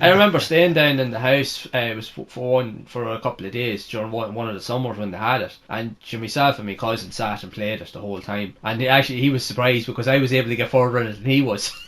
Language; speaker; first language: English; native; English